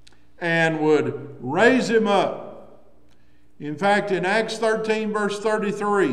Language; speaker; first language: English; native; English